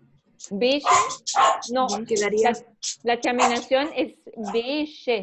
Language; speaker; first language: Spanish; non-native, fluent; German